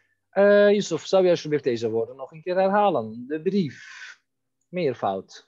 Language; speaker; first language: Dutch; non-native, fluent; Turkish